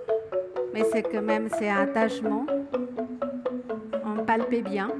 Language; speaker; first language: French; non-native, learner; Indonesian